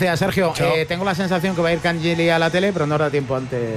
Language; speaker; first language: Spanish; native; Spanish